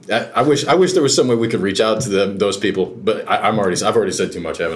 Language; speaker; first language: English; native; English